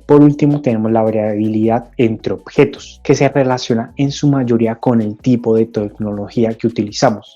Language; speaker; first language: Spanish; native; Spanish